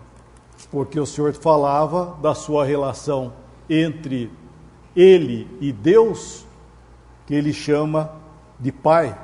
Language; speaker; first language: Portuguese; native; Portuguese